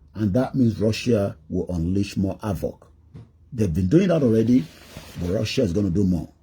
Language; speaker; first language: English; non-native, local second language; Yoruba